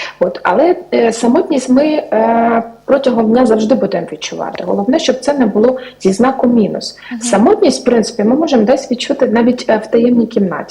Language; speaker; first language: Ukrainian; native; Ukrainian